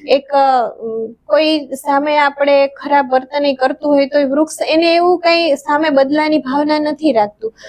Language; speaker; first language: Gujarati; native; Gujarati